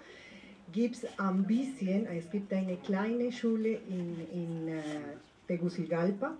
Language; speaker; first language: German; non-native, fluent; Spanish